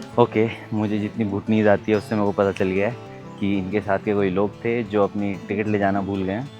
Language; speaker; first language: Hindi; native; Hindi